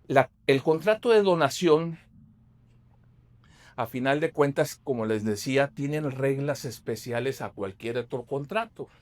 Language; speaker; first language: Spanish; native; Spanish